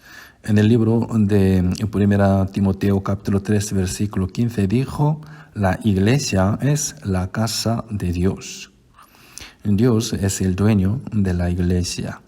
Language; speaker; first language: Spanish; non-native, fluent; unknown